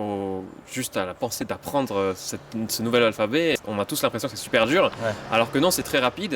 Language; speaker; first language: French; native; French